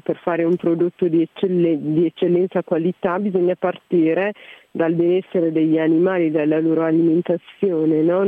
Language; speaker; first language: Italian; non-native, fluent; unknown